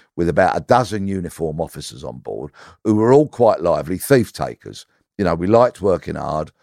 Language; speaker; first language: English; native; English